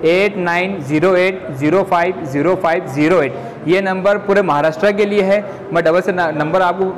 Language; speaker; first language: Hindi; native; Hindi